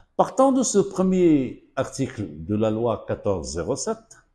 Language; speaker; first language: French; non-native, local second language; Arabic